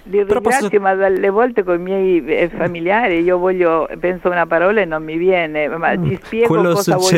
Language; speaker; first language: Italian; early bilingual, heritage; Spanish